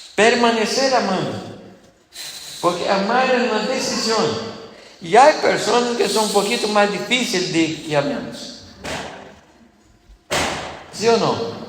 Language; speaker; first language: Spanish; non-native, fluent; Portuguese